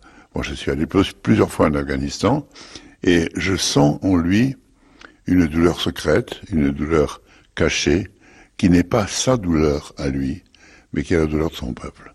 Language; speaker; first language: French; native; French